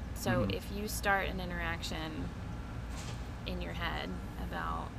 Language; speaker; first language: English; native; English